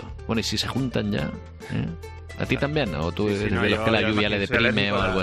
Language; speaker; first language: Spanish; native; Spanish